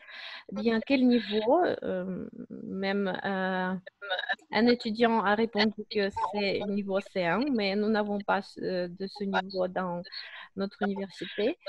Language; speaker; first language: French; non-native, fluent; Russian